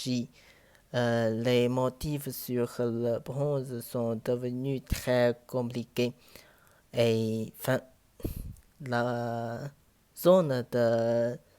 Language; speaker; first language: French; non-native, learner; Chinese